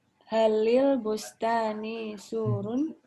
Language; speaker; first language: Arabic; non-native, learner; Indonesian